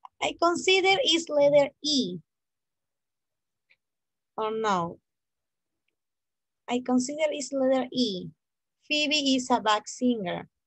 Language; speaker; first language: English; non-native, fluent; Spanish